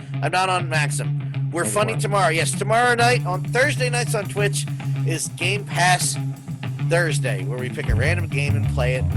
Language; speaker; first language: English; native; English